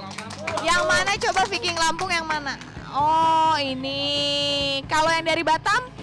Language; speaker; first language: Indonesian; native; Indonesian